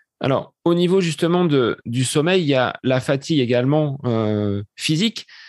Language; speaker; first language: French; native; French